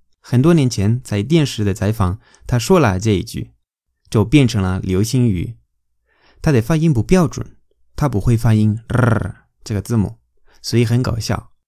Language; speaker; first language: Chinese; non-native, fluent; Spanish